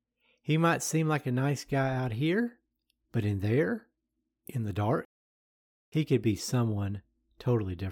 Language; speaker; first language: English; native; English